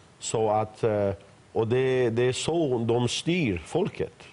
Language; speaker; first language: Swedish; non-native, fluent; Persian